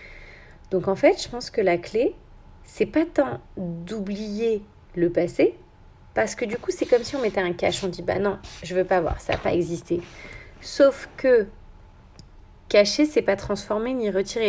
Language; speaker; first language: French; native; French